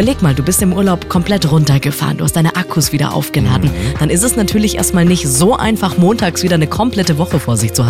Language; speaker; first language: German; native; German